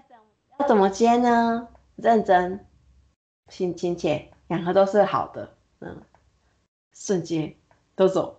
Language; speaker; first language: Chinese; non-native, fluent; Japanese